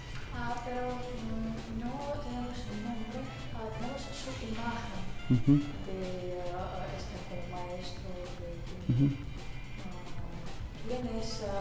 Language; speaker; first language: Spanish; non-native, learner; Russian